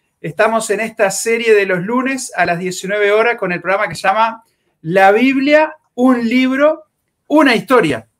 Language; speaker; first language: Spanish; native; Spanish